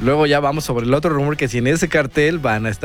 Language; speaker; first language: Spanish; native; Spanish